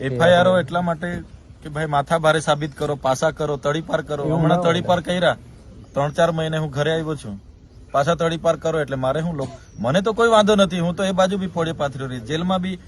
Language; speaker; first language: Gujarati; non-native, local second language; Vasavi